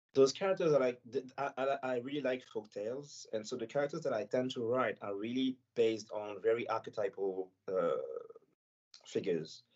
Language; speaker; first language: English; non-native, fluent; French